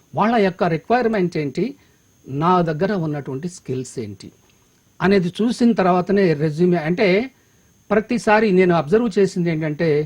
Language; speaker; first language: Telugu; native; Telugu